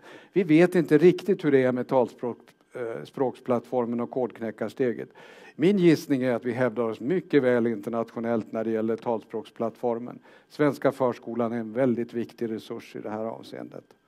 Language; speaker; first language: Swedish; native; Swedish